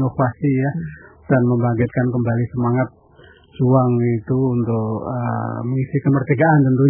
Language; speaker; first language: Indonesian; native; Indonesian